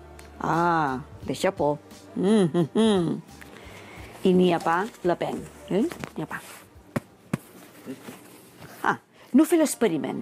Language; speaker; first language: French; non-native, learner; Catalan